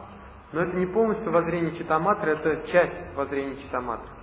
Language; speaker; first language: Russian; native; Russian